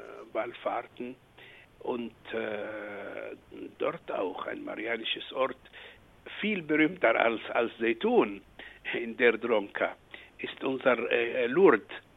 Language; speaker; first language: German; non-native, fluent; Arabic